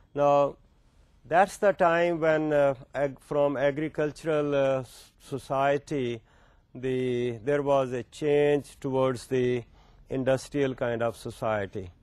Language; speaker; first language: English; non-native, local second language; Urdu